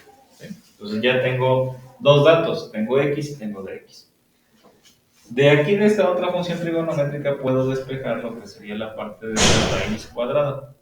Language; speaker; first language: Spanish; native; Spanish